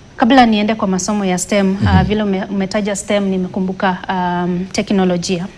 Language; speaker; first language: Swahili; non-native, local second language; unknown